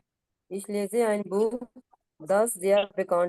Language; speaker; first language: German; non-native, learner; Urdu